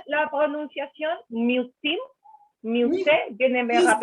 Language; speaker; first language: French; non-native, learner; Spanish